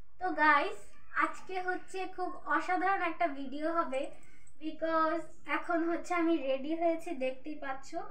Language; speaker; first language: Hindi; non-native, learner; Bangla